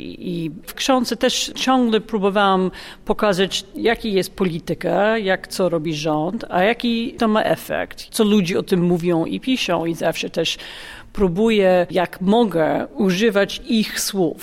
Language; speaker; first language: Polish; non-native, fluent; English